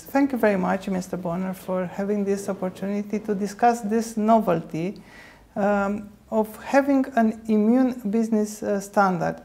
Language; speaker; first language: English; non-native, fluent; Romanian